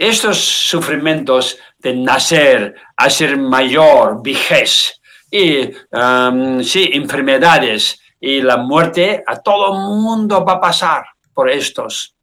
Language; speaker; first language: Spanish; non-native, learner; Tibetan